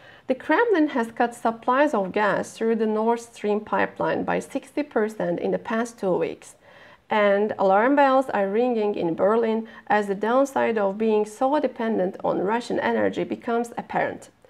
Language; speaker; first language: English; non-native, fluent; Turkish